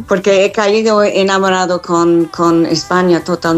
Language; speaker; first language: Spanish; non-native, fluent; English